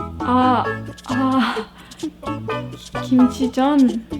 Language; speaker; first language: Korean; non-native, learner; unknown